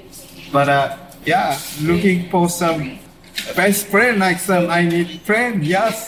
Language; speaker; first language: English; non-native, learner; Korean